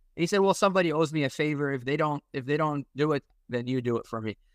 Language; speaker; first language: English; non-native, fluent; Arabic